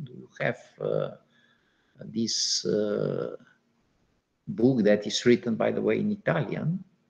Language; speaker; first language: English; non-native, fluent; Bulgarian